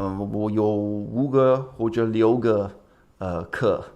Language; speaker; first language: Chinese; non-native, learner; English